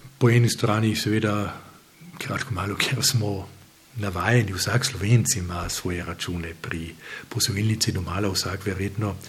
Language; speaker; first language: Slovenian; native; Slovenian